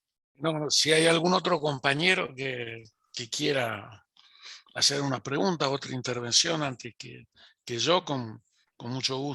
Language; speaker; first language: Spanish; native; Spanish